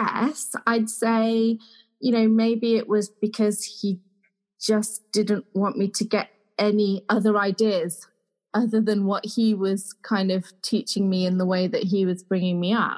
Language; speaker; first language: English; native; English